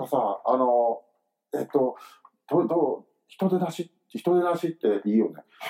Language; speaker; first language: Japanese; native; Japanese